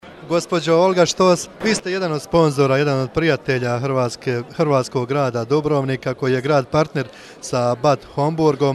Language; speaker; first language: Croatian; native; Croatian